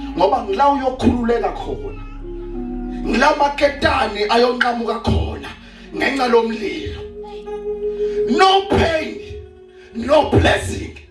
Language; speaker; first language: Zulu; non-native, local second language; Swati